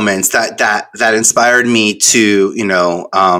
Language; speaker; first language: English; native; English